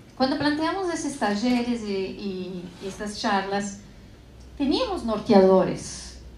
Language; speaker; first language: Spanish; non-native, fluent; Portuguese